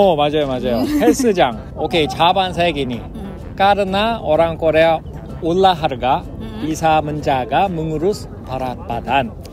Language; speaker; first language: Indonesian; non-native, fluent; Korean